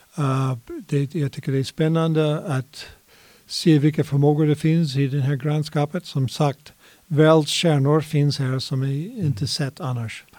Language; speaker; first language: Swedish; non-native, fluent; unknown